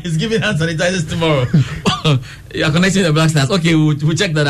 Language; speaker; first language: English; non-native, local second language; Akan